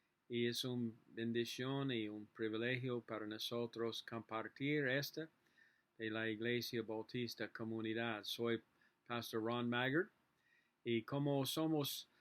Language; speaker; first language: Spanish; non-native, learner; English